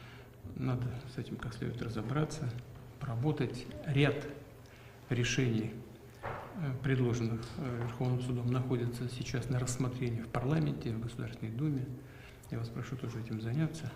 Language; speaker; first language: Russian; native; Russian